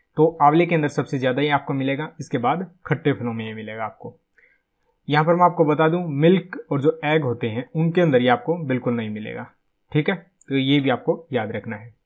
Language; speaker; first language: Hindi; native; Hindi